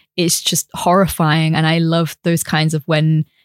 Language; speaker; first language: English; native; English